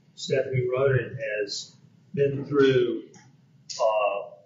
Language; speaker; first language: English; native; English